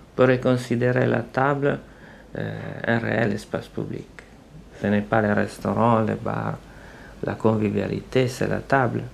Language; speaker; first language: French; non-native, fluent; Italian